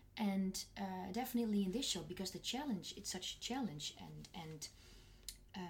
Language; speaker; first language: English; non-native, fluent; Dutch